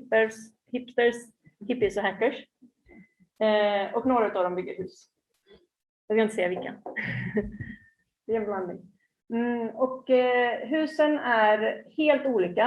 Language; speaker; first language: Swedish; native; Swedish